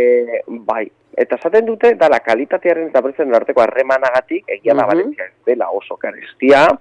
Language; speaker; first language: Basque; native; Basque